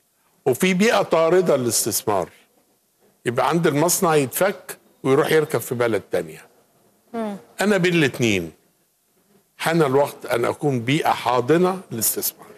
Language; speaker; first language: Arabic; native; Arabic